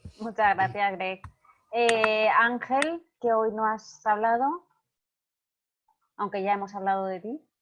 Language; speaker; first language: Spanish; native; Spanish